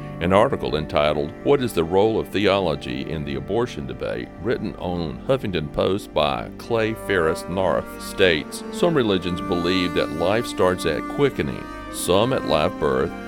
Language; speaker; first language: English; native; English